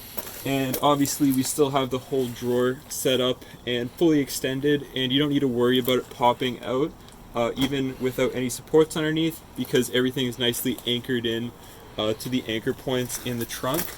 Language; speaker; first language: English; native; English